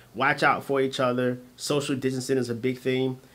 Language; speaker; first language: English; native; English